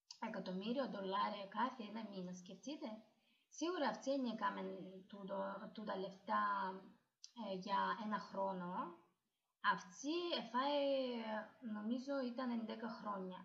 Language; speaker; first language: Greek; non-native, learner; Russian